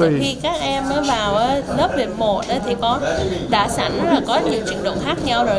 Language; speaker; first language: Vietnamese; early bilingual, heritage; Vietnamese